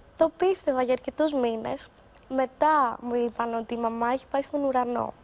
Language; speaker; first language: Greek; native; Greek